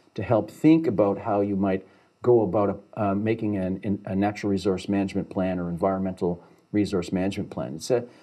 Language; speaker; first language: English; native; English